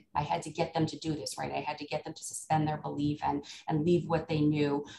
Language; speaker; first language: English; native; English